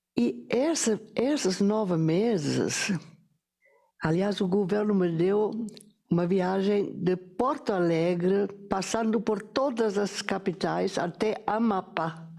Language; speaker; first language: Portuguese; non-native, fluent; German